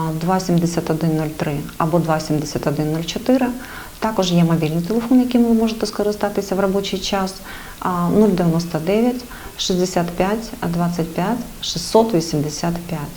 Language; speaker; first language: Ukrainian; native; Ukrainian